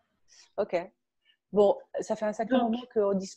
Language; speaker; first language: French; native; French